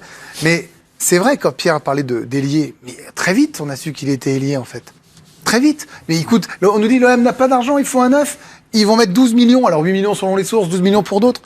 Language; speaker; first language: French; native; French